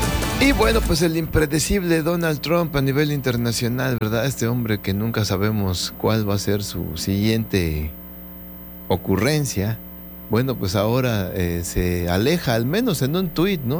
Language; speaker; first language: Spanish; native; Spanish